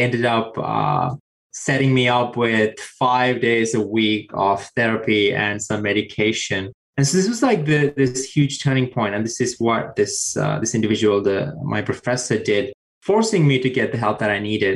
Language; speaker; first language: English; non-native, local second language; Sinhala